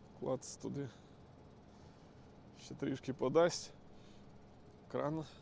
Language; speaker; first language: Ukrainian; non-native, local second language; Russian